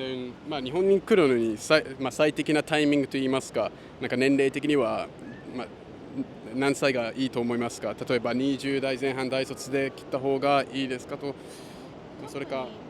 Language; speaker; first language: Japanese; non-native, fluent; English